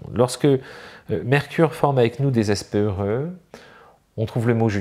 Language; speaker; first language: French; native; French